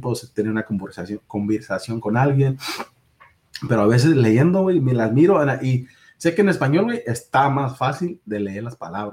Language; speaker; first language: Spanish; early bilingual, heritage; Spanish